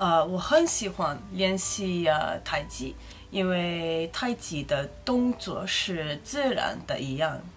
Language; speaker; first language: Chinese; non-native, learner; Icelandic